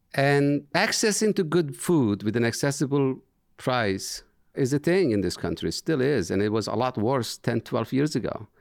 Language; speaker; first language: English; non-native, fluent; Turkish